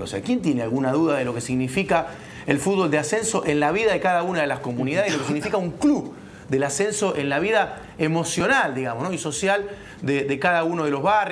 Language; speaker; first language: Spanish; native; Spanish